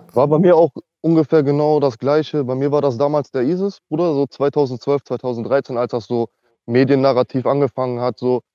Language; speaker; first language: German; native; German